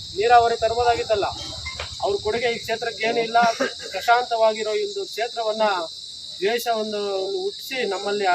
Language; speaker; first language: Kannada; native; Kannada